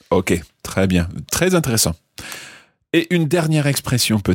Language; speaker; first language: French; non-native, fluent; English